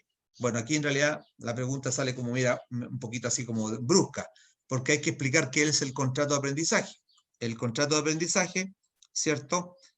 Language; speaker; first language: Spanish; native; Spanish